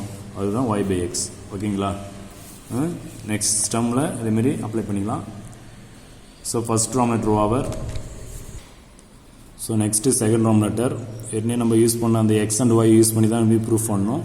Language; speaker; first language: Tamil; native; Tamil